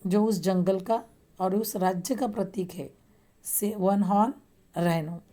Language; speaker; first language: Hindi; non-native, local second language; Marathi